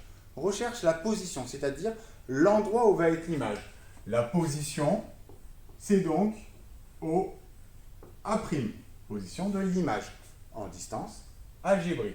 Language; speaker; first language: French; native; French